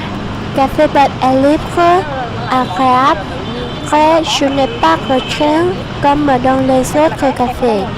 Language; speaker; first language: French; non-native, local second language; Vietnamese